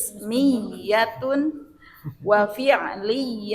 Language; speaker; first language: Arabic; non-native, learner; Indonesian